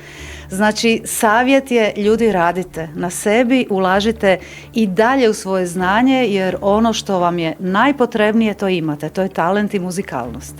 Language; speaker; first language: Bosnian; native; Bosnian